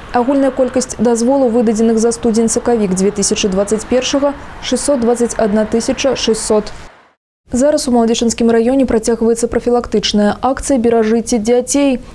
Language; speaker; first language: Belarusian; native; Belarusian